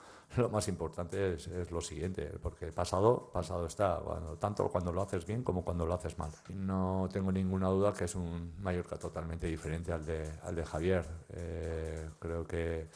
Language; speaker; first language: Spanish; native; Spanish